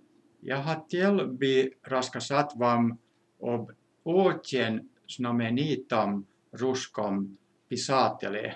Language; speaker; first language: Russian; non-native, fluent; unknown